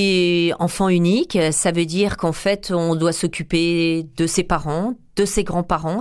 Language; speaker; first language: French; native; French